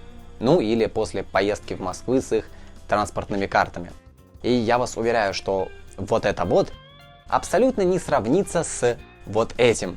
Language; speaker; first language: Russian; native; Russian